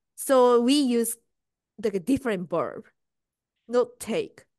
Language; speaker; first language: English; non-native, fluent; Japanese